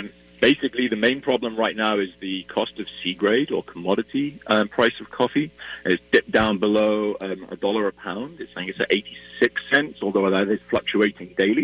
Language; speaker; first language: English; native; English